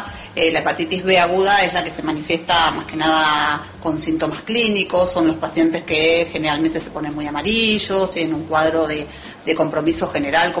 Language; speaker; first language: Spanish; native; Spanish